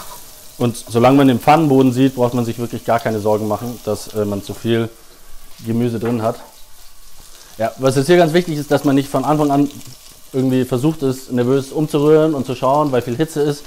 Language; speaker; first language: German; native; German